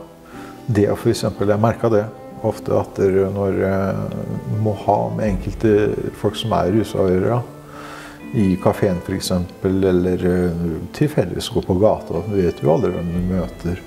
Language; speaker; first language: Norwegian; native; Norwegian